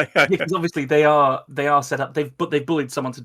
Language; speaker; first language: English; native; English